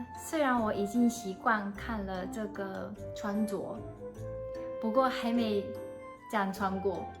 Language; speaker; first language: Chinese; non-native, fluent; Japanese